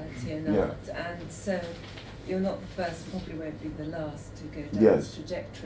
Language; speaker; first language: English; non-native, local second language; Ganda